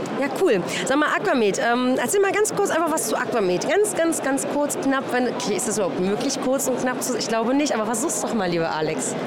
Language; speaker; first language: German; native; German